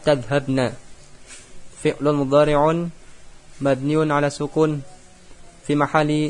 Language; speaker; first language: Arabic; non-native, learner; Indonesian